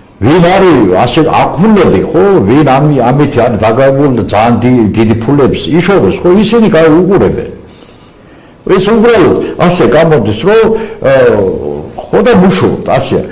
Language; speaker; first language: Georgian; non-native, local second language; Azerbaijani